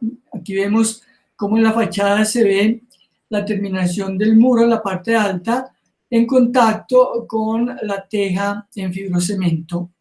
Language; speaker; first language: Spanish; native; Spanish